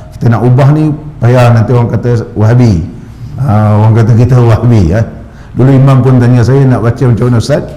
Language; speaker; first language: Malay; native; Malay